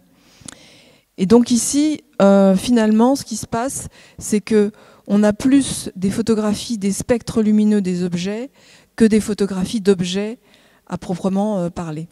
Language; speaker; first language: French; native; French